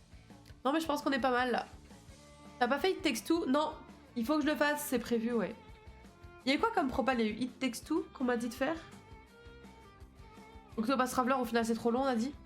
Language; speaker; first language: French; native; French